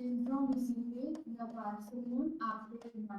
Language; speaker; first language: French; non-native, learner; Hindi